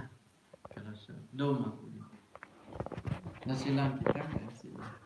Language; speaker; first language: Russian; non-native, learner; Sinhala